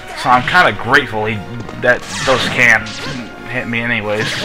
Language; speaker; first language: English; native; English